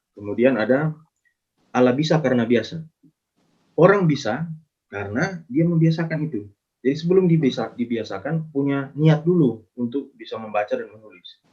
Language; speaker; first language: Indonesian; non-native, local second language; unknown